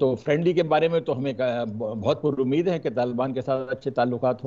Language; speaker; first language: Urdu; native; Urdu